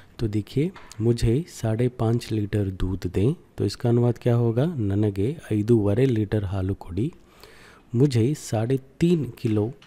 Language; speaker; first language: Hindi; non-native, local second language; Kannada